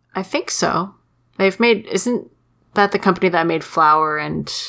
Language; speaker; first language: English; early bilingual, other home language; Chinese